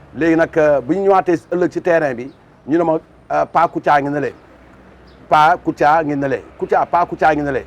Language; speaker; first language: Wolof; native; Wolof